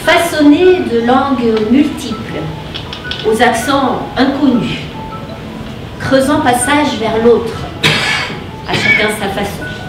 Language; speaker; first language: French; native; French